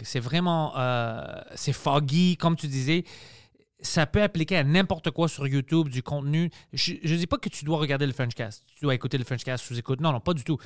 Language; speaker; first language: French; early bilingual, other home language; Greek